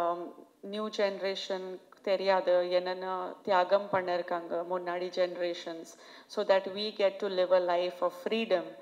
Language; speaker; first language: Tamil; non-native, fluent; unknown